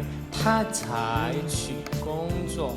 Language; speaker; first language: Chinese; non-native, fluent; Indonesian